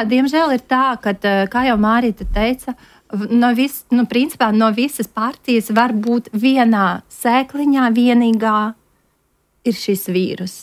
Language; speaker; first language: Latvian; non-native, local second language; Russian